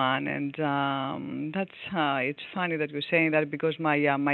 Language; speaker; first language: English; non-native, fluent; Greek